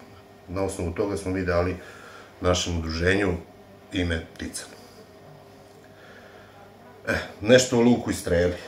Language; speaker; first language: Serbian; native; Serbian